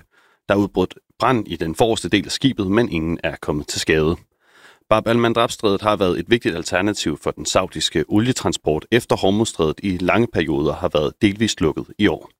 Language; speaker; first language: Danish; native; Danish